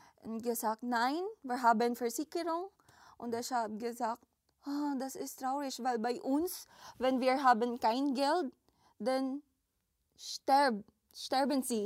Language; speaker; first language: German; non-native, learner; Filipino